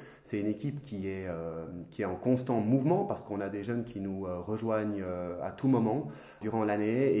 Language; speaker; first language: French; native; French